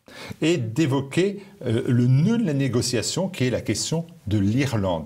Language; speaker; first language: French; native; French